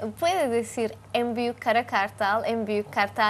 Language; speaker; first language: Spanish; non-native, fluent; Turkish